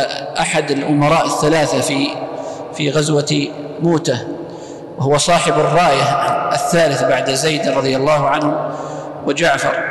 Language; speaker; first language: Arabic; native; Arabic